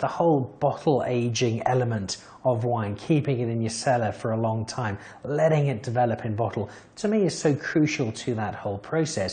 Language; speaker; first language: English; native; English